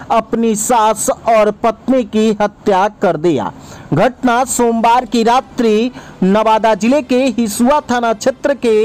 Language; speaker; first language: Hindi; native; Hindi